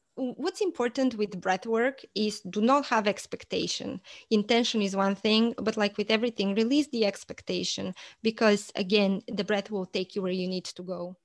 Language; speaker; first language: English; non-native, fluent; Portuguese